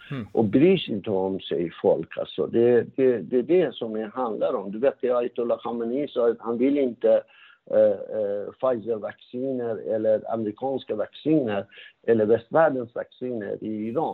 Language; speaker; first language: Swedish; non-native, fluent; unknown